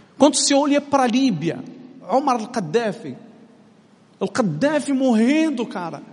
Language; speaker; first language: Portuguese; non-native, fluent; Arabic